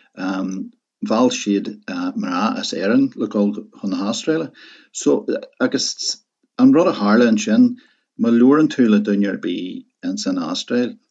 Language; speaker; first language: Irish; non-native, local second language; English